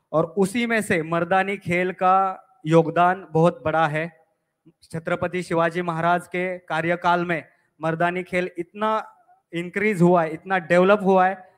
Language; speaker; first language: Hindi; non-native, local second language; Marathi